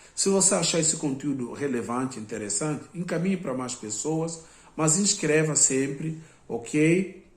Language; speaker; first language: Portuguese; non-native, local second language; Upper Guinea Crioulo